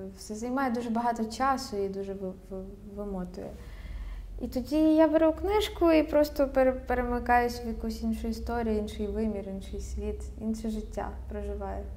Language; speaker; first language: Ukrainian; native; Ukrainian